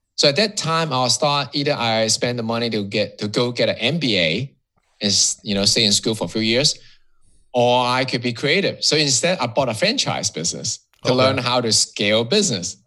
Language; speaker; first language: English; non-native, local second language; Cantonese